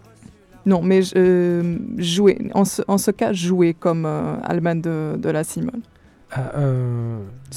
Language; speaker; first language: French; non-native, fluent; Portuguese